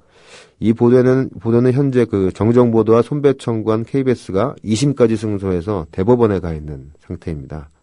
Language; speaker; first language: Korean; native; Korean